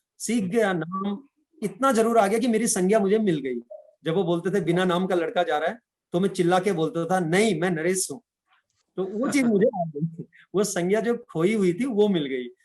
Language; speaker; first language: Hindi; non-native, local second language; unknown